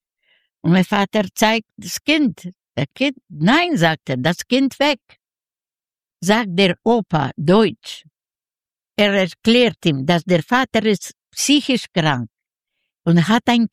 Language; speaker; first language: German; non-native, learner; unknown